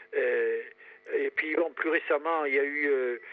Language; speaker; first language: French; native; French